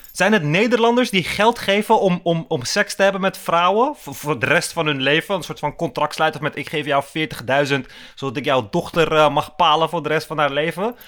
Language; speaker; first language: Dutch; early bilingual, other home language; Turkish